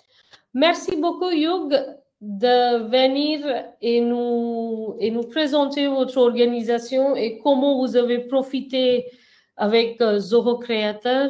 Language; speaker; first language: French; non-native, fluent; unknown